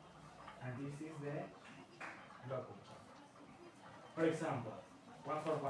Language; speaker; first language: English; non-native, learner; Spanish